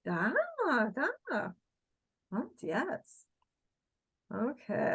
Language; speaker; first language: Russian; non-native, fluent; English